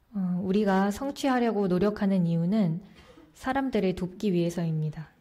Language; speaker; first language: Korean; native; Korean